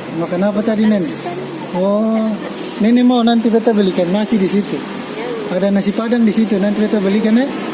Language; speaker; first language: Malay; native; Malay